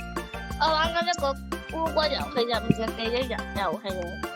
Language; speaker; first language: Chinese; early bilingual, heritage; Cantonese